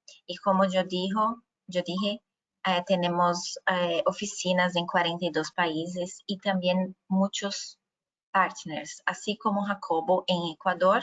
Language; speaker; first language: Spanish; non-native, fluent; Portuguese